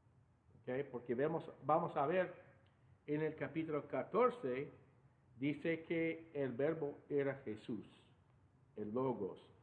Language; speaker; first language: Spanish; non-native, fluent; English